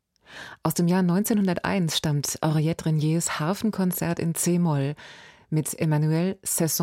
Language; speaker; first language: German; native; German